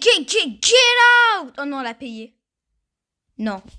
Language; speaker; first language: French; native; French